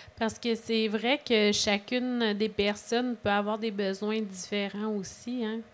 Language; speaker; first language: French; native; French